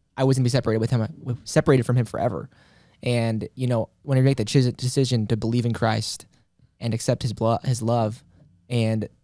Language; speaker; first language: English; native; English